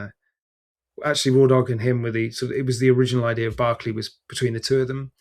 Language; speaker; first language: English; native; English